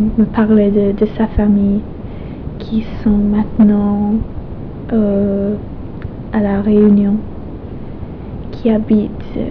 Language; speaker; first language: French; non-native, fluent; English